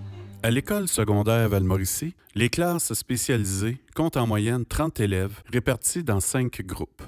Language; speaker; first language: French; native; French